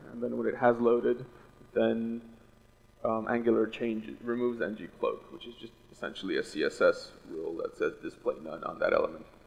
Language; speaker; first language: English; non-native, fluent; Russian